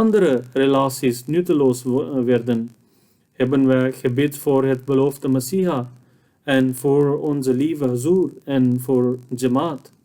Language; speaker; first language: Dutch; non-native, fluent; Urdu